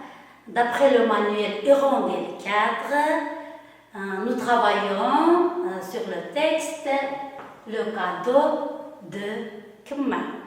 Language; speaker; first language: French; non-native, fluent; Uzbek